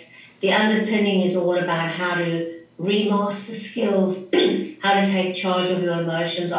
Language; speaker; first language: English; native; English